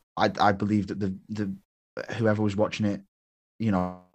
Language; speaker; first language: English; native; English